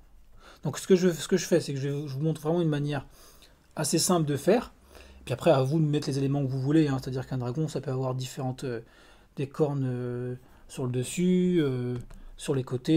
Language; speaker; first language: French; native; French